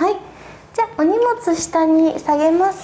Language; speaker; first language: Japanese; native; Japanese